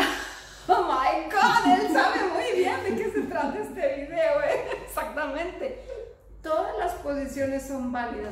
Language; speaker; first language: Spanish; native; Spanish